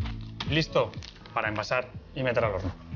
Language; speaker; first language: Spanish; native; Spanish